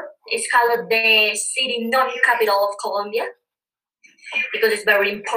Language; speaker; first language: English; non-native, learner; Spanish